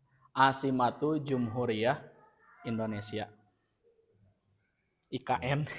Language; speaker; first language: Arabic; non-native, fluent; Indonesian